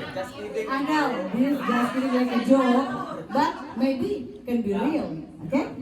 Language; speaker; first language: English; non-native, learner; Indonesian